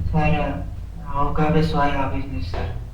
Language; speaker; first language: German; non-native, learner; Hindi